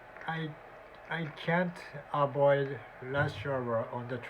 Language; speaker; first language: English; non-native, learner; Japanese